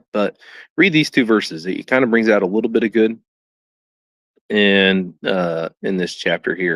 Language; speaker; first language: English; native; English